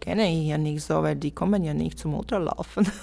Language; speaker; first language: German; non-native, fluent; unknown